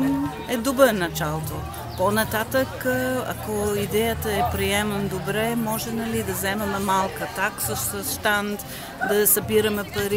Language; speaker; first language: Bulgarian; non-native, learner; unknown